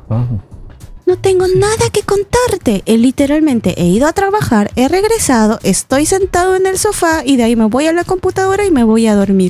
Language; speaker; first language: Spanish; native; Spanish